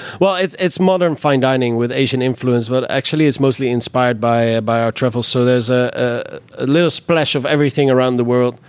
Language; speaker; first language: English; non-native, fluent; Dutch